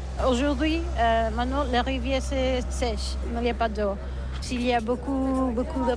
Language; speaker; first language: French; non-native, learner; Catalan